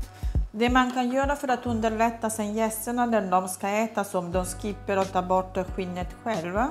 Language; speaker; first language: Swedish; non-native, fluent; Italian